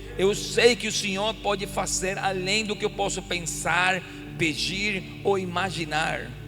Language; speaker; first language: Portuguese; non-native, fluent; Spanish